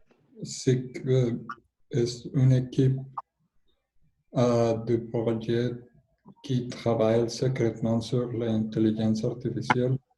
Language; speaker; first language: French; non-native, learner; Spanish